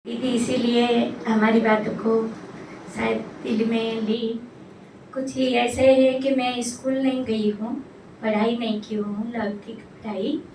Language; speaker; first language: Hindi; non-native, local second language; Odia